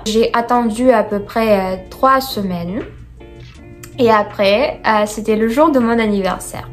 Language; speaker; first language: French; non-native, fluent; Russian